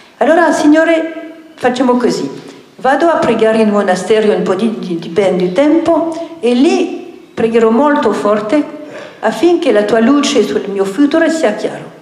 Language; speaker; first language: Italian; non-native, fluent; French